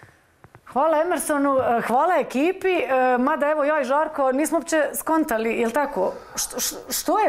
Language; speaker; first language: Croatian; native; Croatian